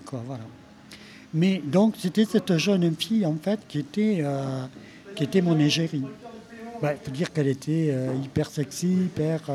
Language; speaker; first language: French; native; French